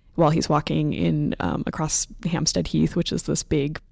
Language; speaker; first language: English; native; English